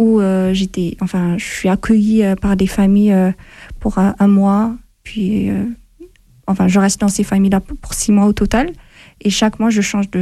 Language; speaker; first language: French; non-native, fluent; Amharic